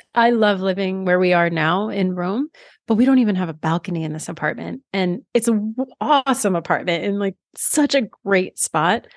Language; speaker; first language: English; native; English